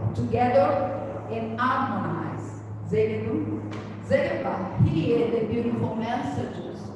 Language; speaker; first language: English; non-native, learner; Portuguese